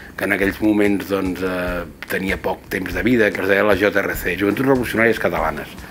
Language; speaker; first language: Catalan; native; Catalan